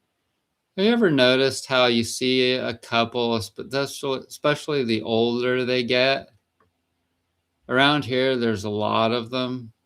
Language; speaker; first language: English; native; English